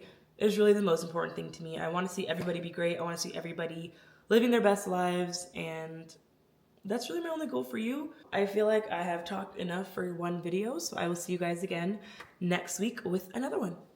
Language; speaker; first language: English; native; English